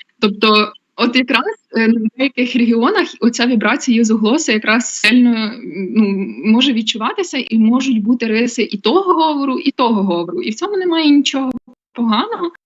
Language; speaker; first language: Ukrainian; native; Ukrainian